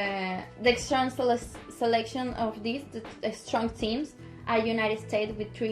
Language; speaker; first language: English; non-native, local second language; Spanish